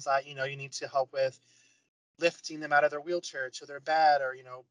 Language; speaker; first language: English; native; English